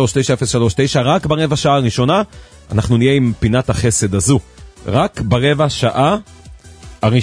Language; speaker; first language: Hebrew; native; Hebrew